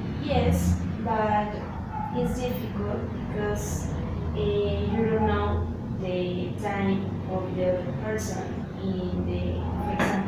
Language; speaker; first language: English; non-native, learner; Spanish